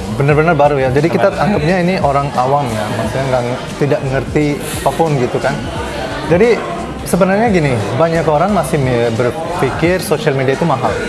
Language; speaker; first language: Indonesian; non-native, fluent; Bangla